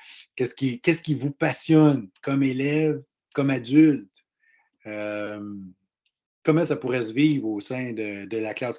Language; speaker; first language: French; native; French